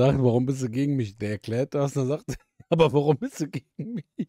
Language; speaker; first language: German; native; German